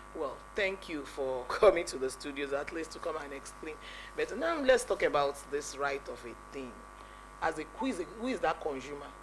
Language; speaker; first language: English; non-native, local second language; Yoruba